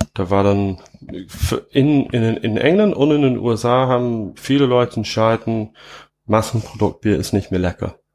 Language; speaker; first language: German; non-native, fluent; English